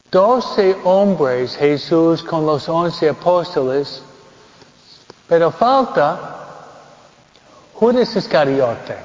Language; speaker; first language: Spanish; early bilingual, heritage; Spanish